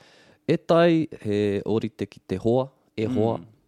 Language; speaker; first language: Māori; non-native, local second language; English